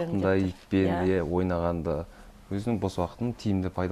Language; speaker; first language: Kazakh; native; Kazakh